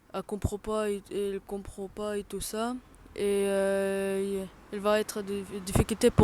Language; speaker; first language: French; non-native, local second language; Arabic